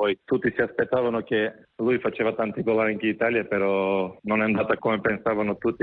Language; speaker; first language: Italian; non-native, fluent; Macedonian